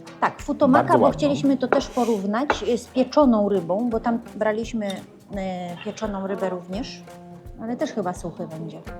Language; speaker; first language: Polish; native; Polish